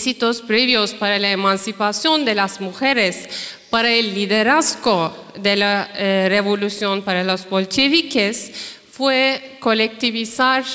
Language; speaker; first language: Spanish; non-native, fluent; Turkish